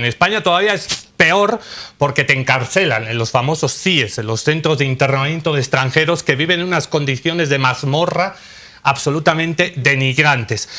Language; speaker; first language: Spanish; native; Spanish